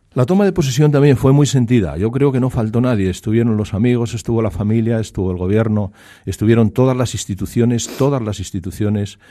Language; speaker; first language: Spanish; native; Spanish